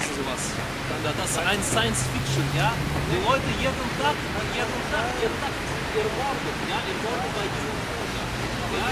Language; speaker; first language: German; non-native, learner; Russian